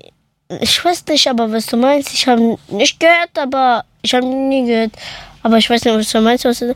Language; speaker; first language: German; early bilingual, other home language; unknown